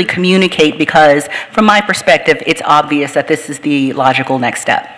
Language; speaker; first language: English; non-native, fluent; Spanish